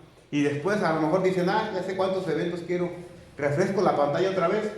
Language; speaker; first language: Spanish; native; Spanish